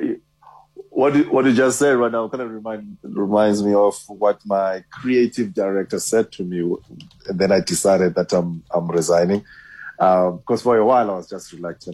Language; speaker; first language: English; non-native, local second language; Xhosa